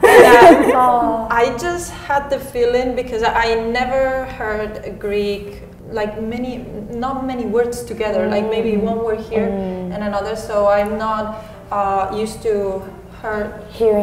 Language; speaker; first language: English; non-native, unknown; Spanish